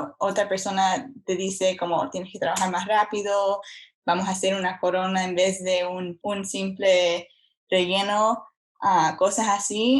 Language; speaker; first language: Spanish; early bilingual, heritage; Spanish